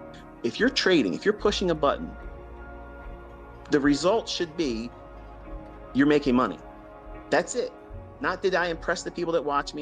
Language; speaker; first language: English; native; English